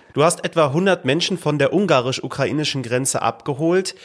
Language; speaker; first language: German; non-native, fluent; Bosnian